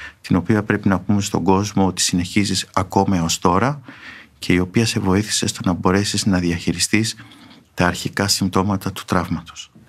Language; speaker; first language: Greek; native; Greek